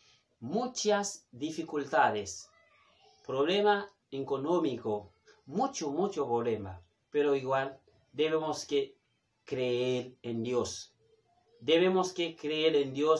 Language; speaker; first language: Spanish; non-native, fluent; Haitian Creole